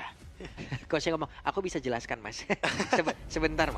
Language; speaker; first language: Indonesian; native; Indonesian